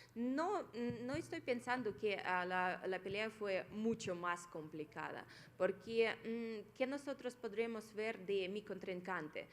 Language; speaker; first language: Spanish; non-native, fluent; Russian